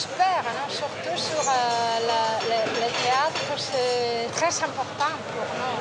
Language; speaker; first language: French; non-native, fluent; Spanish